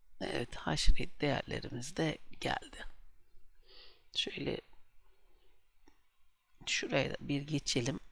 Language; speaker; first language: Turkish; native; Turkish